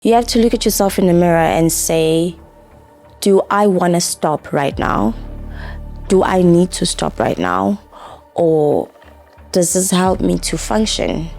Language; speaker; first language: English; non-native, local second language; Zulu